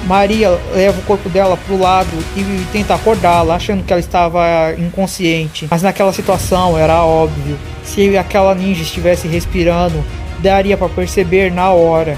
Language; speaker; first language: Portuguese; native; Portuguese